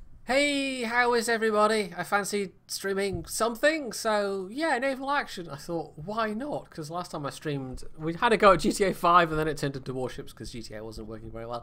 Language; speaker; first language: English; native; English